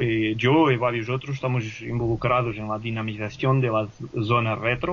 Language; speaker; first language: Spanish; non-native, fluent; Portuguese